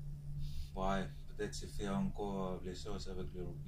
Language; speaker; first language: French; non-native, learner; Tongan